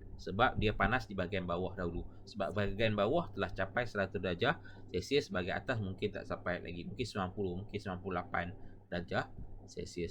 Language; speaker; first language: Malay; native; Malay